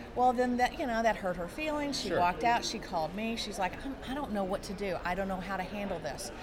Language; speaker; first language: English; native; English